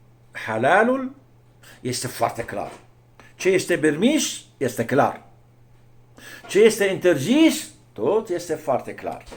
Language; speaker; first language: Romanian; non-native, fluent; Arabic